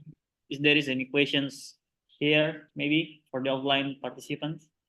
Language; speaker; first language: English; non-native, learner; Indonesian